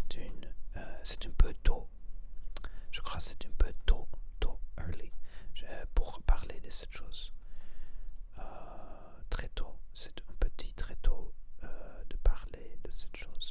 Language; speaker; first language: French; non-native, learner; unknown